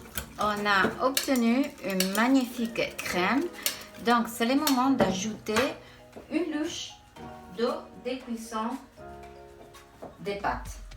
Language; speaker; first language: French; non-native, fluent; Italian